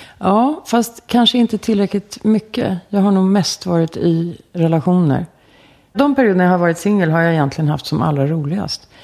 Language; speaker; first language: Swedish; native; Swedish